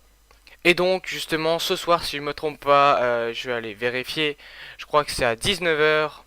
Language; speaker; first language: French; native; French